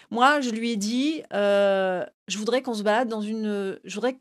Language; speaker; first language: French; native; French